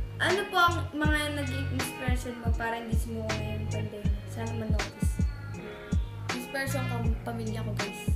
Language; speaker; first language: Filipino; native; Filipino